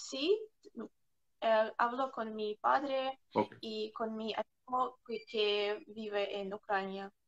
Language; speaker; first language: Spanish; non-native, learner; Ukrainian